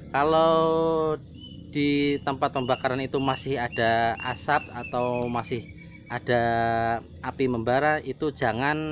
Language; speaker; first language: Indonesian; non-native, local second language; Javanese